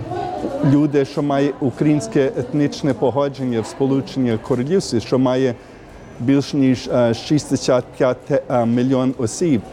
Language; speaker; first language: Ukrainian; early bilingual, heritage; Ukrainian